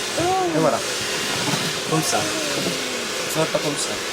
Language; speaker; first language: French; non-native, local second language; Malagasy